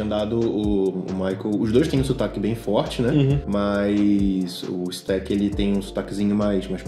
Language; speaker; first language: Portuguese; native; Portuguese